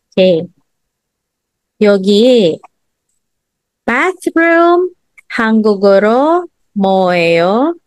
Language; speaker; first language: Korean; non-native, fluent; Filipino